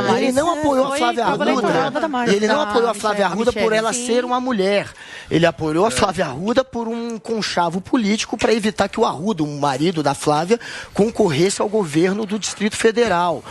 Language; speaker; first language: Portuguese; native; Portuguese